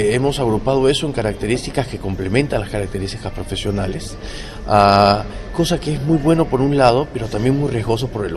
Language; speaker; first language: Spanish; native; Spanish